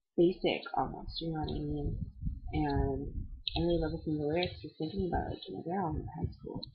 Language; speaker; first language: English; native; English